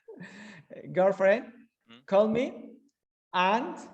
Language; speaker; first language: English; non-native, learner; Spanish